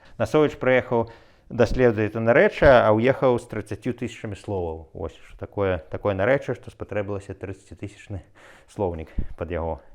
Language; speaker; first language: Belarusian; non-native, local second language; Russian